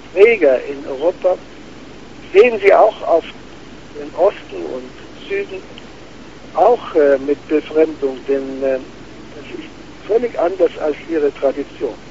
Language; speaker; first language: German; non-native, fluent; Arabic